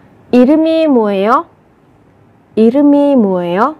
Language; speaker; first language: Korean; non-native, fluent; Vietnamese